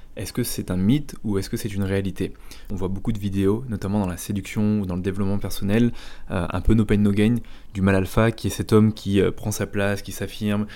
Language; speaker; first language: French; native; French